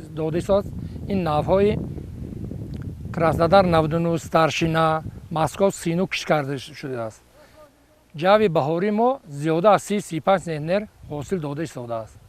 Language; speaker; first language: Tajik; native; Tajik